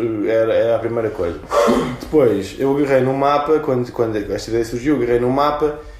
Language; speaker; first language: Portuguese; native; Portuguese